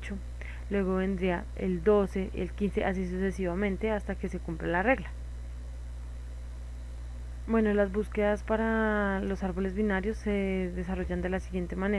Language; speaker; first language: Spanish; native; Spanish